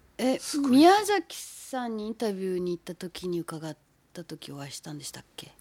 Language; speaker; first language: Japanese; native; Japanese